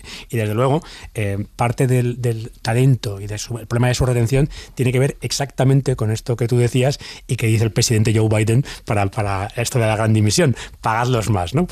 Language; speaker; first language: Spanish; native; Spanish